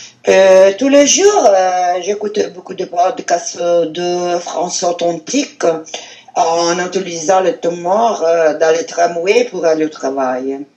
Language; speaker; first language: French; non-native, learner; Italian